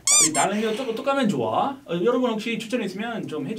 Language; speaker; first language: Korean; non-native, fluent; English